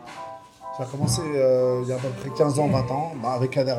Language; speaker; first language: French; native; French